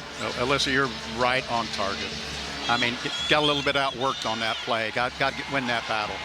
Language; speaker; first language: English; native; English